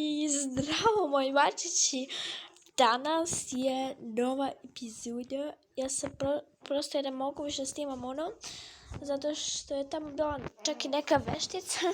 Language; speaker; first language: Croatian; early bilingual, heritage; Croatian